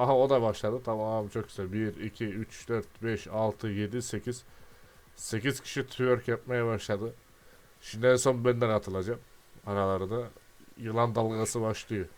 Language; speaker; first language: Turkish; native; Turkish